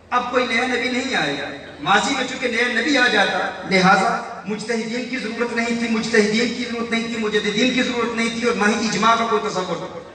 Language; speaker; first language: Urdu; early bilingual, heritage; Urdu